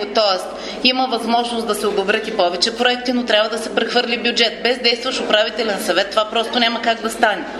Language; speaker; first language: Bulgarian; native; Bulgarian